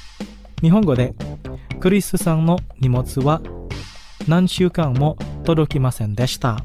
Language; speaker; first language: Japanese; non-native, fluent; Indonesian